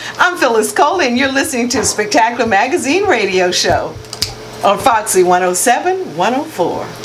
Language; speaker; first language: English; native; English